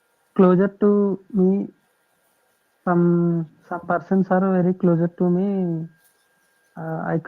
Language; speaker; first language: English; non-native, learner; Telugu